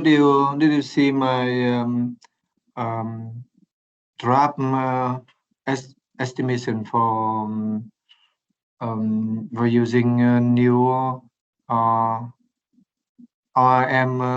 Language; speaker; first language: English; non-native, learner; Vietnamese